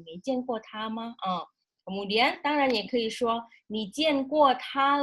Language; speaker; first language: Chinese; non-native, fluent; Indonesian